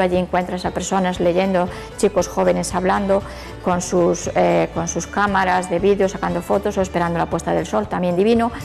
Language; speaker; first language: Spanish; native; Spanish